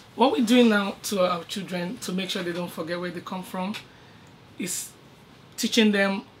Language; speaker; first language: English; native; English